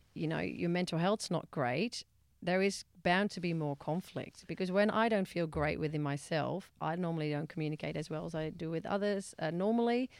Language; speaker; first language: English; non-native, fluent; Dutch